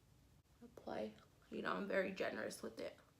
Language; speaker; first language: English; native; English